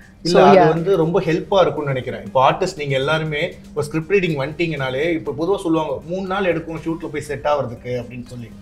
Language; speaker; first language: Tamil; native; Tamil